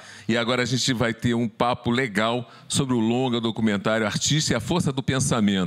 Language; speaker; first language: Portuguese; native; Portuguese